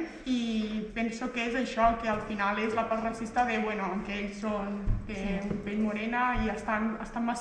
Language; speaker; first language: Catalan; native; Catalan